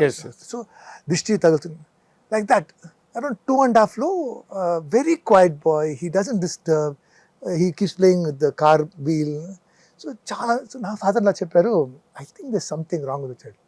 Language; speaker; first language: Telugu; non-native, fluent; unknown